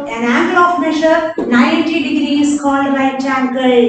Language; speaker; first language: English; non-native, local second language; Malayalam